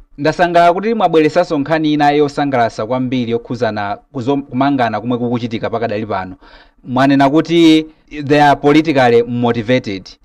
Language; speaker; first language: Nyanja; native; Nyanja